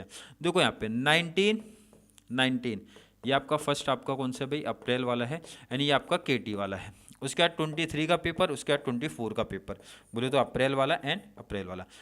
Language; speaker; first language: Hindi; native; Hindi